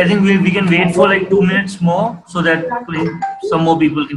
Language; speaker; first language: English; non-native, local second language; Hindi